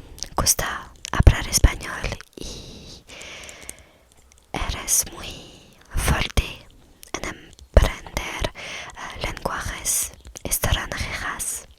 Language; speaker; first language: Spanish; non-native, learner; French